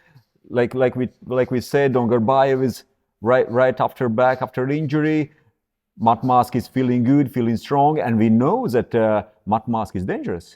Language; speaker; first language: English; non-native, fluent; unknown